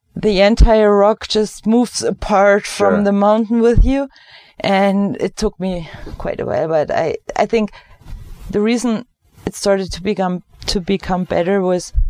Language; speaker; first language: English; non-native, fluent; German